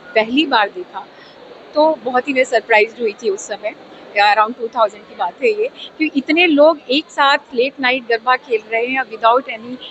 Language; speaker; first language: Hindi; native; Hindi